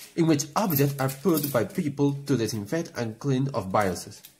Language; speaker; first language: English; non-native, learner; Spanish